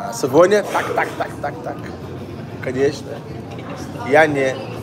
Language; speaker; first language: Russian; non-native, learner; Portuguese